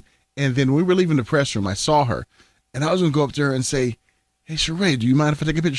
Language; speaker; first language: English; native; English